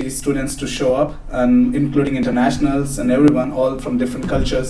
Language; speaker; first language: English; non-native, local second language; Telugu